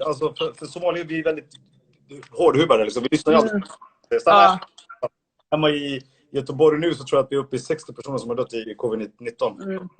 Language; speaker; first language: Swedish; early bilingual, other home language; Somali